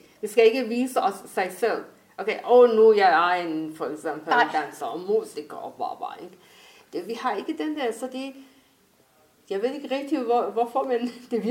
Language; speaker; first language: Danish; non-native, fluent; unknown